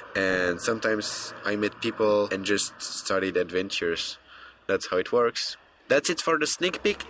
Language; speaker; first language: English; non-native, fluent; French